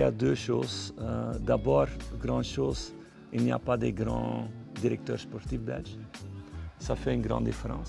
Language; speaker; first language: French; non-native, fluent; Dutch